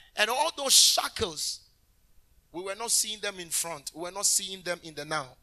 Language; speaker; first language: English; non-native, local second language; Akan